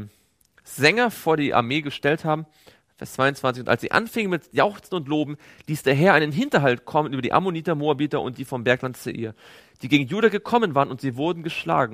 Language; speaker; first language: German; native; German